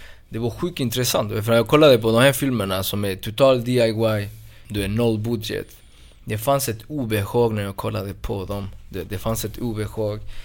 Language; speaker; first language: Swedish; non-native, fluent; Spanish